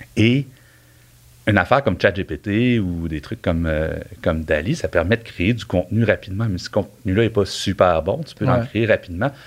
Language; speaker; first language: French; native; French